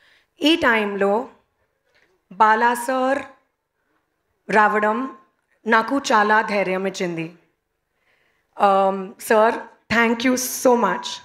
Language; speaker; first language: Telugu; non-native, learner; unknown